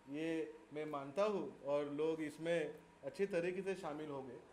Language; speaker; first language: Hindi; non-native, local second language; Marathi